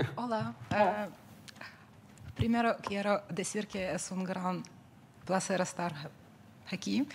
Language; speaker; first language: Spanish; non-native, learner; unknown